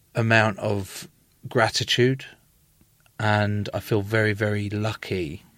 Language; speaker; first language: English; native; English